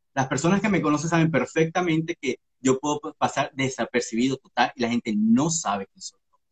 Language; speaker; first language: Spanish; native; Spanish